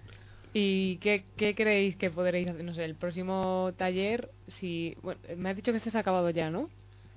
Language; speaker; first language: Spanish; native; Spanish